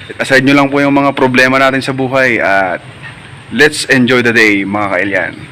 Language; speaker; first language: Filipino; non-native, local second language; Iloko